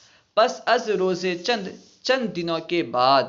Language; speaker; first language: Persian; non-native, fluent; Urdu